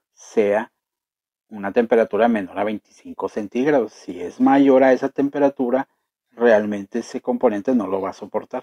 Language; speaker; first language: Spanish; native; Spanish